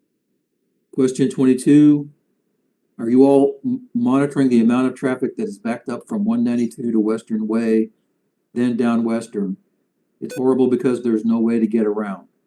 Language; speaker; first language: English; native; English